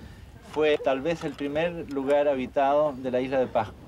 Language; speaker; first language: Spanish; native; Spanish